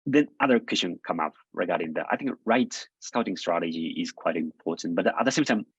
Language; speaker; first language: English; non-native, fluent; Japanese